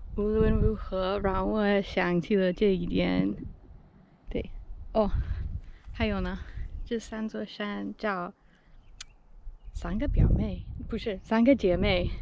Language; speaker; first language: Chinese; non-native, fluent; English